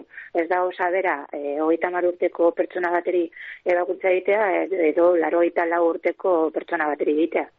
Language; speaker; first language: Basque; native; Basque